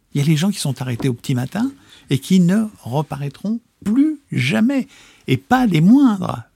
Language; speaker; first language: French; native; French